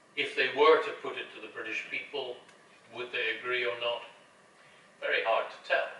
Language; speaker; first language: English; native; English